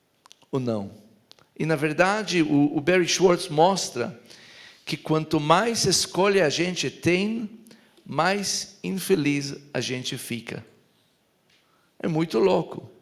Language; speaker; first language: Portuguese; non-native, fluent; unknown